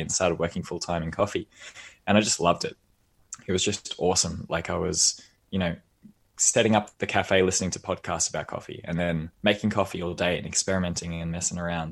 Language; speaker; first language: English; native; English